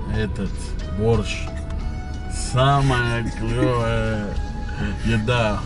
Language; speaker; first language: Russian; non-native, learner; Spanish